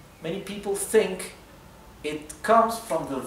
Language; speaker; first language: English; non-native, fluent; Spanish